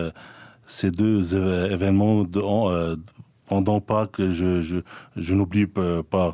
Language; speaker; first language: French; non-native, fluent; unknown